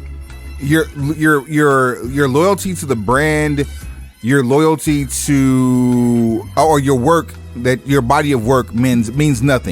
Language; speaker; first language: English; native; English